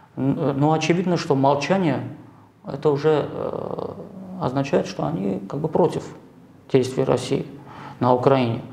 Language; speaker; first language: Russian; non-native, local second language; Armenian